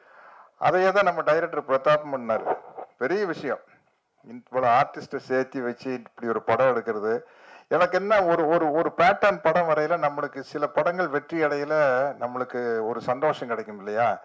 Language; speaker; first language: Tamil; native; Tamil